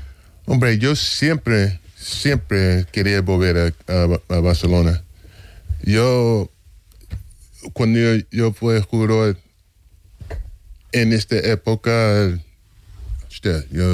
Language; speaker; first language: Spanish; non-native, fluent; English